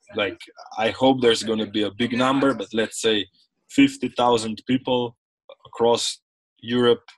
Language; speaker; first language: English; non-native, fluent; Slovenian